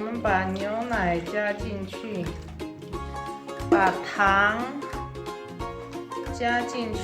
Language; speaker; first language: Chinese; early bilingual, heritage; Chinese